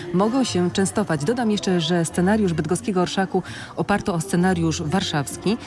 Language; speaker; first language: Polish; native; Polish